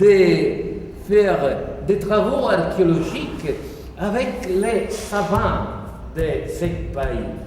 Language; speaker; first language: French; non-native, fluent; Italian